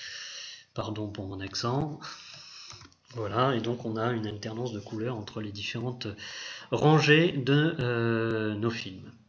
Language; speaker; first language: French; native; French